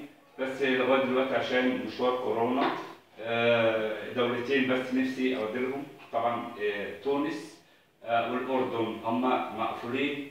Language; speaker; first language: Arabic; native; Arabic